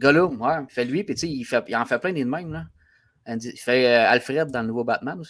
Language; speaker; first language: French; native; French